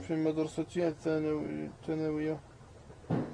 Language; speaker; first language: Arabic; non-native, learner; French